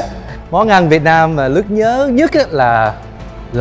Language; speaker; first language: Vietnamese; early bilingual, heritage; Vietnamese